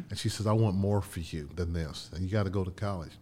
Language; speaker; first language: English; native; English